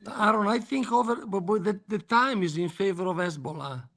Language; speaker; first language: English; non-native, fluent; Italian